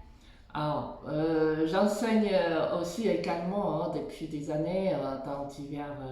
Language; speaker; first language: French; non-native, fluent; Chinese